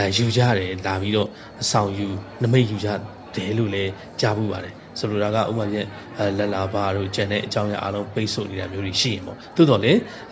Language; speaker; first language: Burmese; native; Burmese